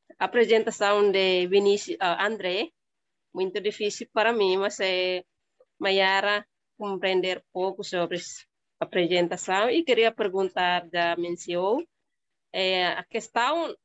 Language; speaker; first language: Portuguese; non-native, learner; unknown